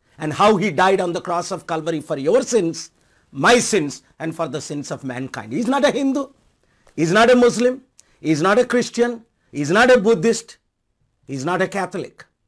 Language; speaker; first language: English; non-native, local second language; Telugu